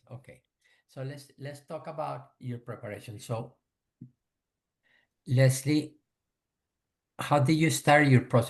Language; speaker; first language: English; non-native, fluent; Spanish